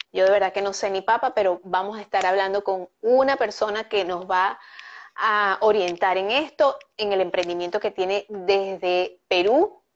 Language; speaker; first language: Spanish; native; Spanish